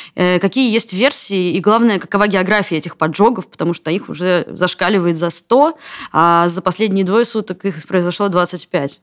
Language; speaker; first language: Russian; native; Russian